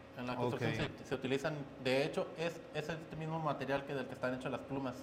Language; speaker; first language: Spanish; native; Spanish